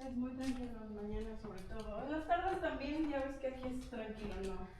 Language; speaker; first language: Spanish; native; Spanish